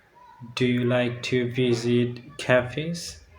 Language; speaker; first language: English; non-native, learner; Bangla